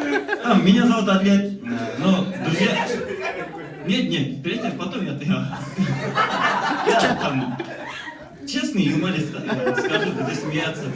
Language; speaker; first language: Russian; non-native, local second language; Kazakh